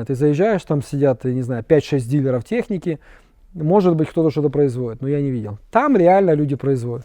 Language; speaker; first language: Russian; native; Russian